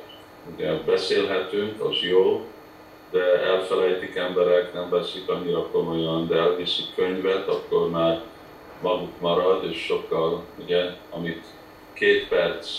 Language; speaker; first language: Hungarian; early bilingual, heritage; Hungarian